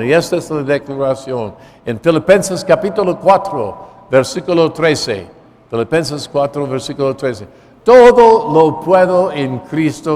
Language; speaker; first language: Spanish; non-native, fluent; English